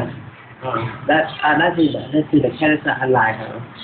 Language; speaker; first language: English; non-native, learner; Vietnamese